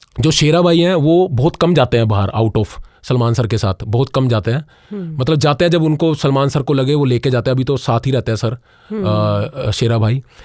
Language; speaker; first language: Hindi; non-native, local second language; Punjabi